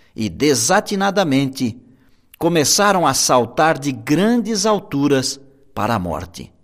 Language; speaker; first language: Portuguese; native; Portuguese